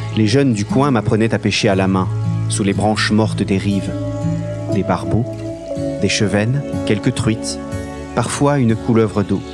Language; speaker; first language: French; native; French